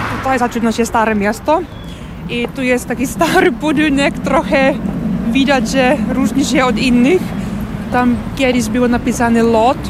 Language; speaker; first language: Polish; non-native, fluent; Finnish